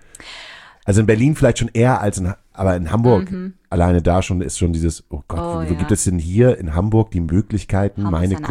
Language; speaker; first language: German; native; German